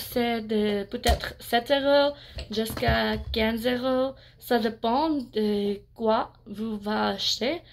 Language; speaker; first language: French; non-native, learner; English